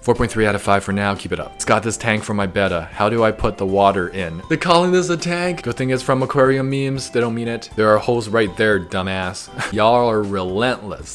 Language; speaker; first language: English; native; English